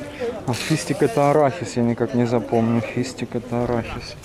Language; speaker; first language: Russian; native; Russian